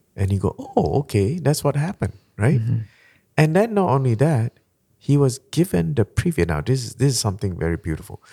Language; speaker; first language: English; non-native, local second language; Malay